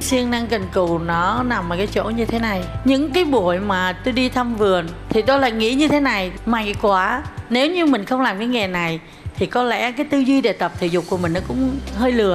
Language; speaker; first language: Vietnamese; native; Vietnamese